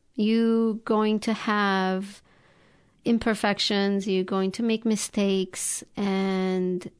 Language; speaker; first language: English; non-native, fluent; Turkish